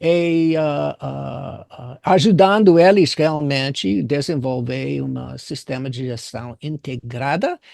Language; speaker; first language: Portuguese; non-native, fluent; English